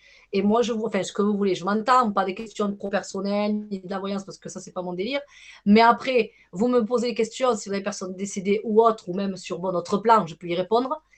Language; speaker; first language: French; native; French